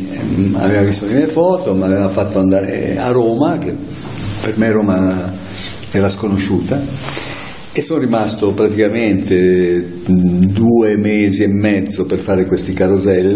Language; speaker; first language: Italian; native; Italian